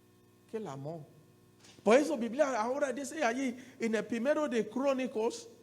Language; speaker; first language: Spanish; non-native, learner; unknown